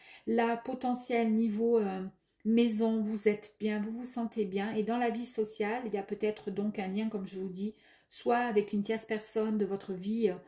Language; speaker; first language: French; native; French